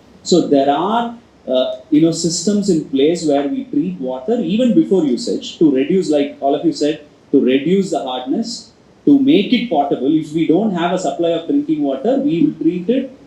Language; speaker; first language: English; non-native, local second language; Tamil